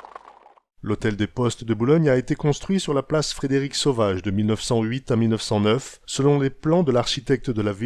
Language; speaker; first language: French; native; French